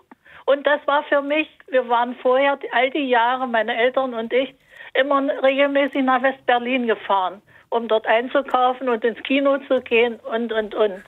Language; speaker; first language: German; native; German